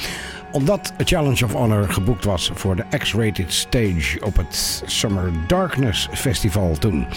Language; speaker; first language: Dutch; native; Dutch